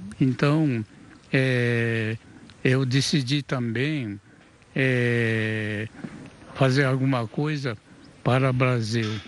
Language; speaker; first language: Portuguese; early bilingual, other home language; Japanese